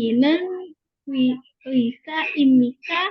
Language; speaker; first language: Korean; non-native, learner; Indonesian